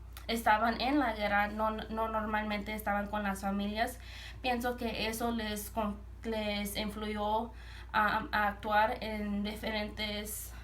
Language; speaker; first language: Spanish; early bilingual, heritage; Spanish